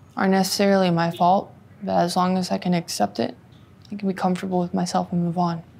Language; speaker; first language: English; native; English